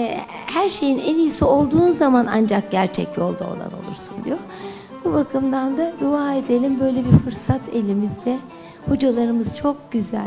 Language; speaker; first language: Turkish; native; Turkish